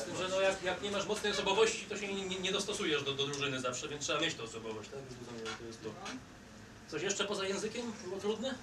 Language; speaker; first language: Polish; native; Polish